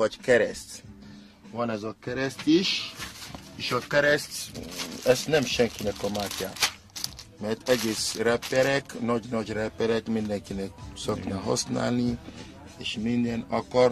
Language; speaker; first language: Hungarian; non-native, learner; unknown